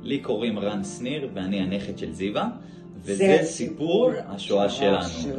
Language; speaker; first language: Hebrew; native; Hebrew